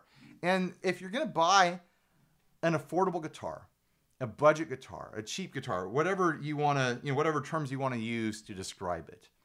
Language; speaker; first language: English; native; English